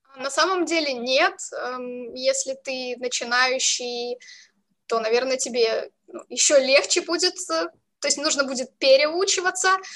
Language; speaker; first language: Russian; native; Russian